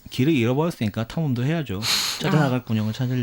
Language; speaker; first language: Korean; native; Korean